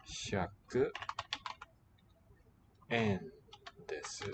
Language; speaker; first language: Japanese; non-native, learner; English